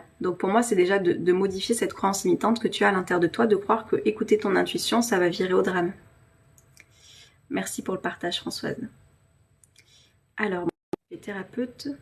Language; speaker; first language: French; native; French